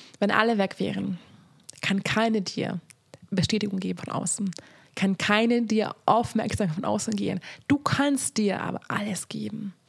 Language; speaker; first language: German; non-native, fluent; Hungarian